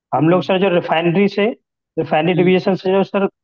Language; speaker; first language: Hindi; native; Hindi